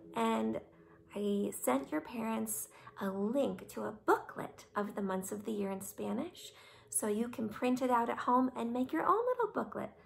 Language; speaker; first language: English; native; English